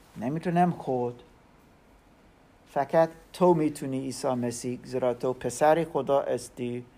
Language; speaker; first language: Persian; non-native, learner; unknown